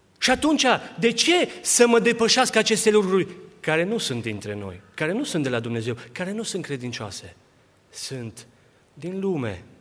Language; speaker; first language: Romanian; native; Romanian